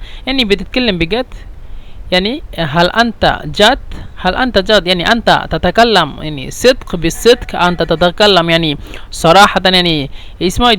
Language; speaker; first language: Arabic; non-native, fluent; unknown